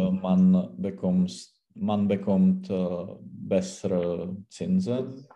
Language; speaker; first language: German; non-native, learner; Czech